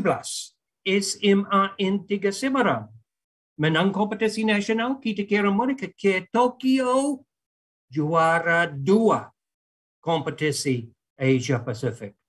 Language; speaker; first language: Indonesian; non-native, fluent; English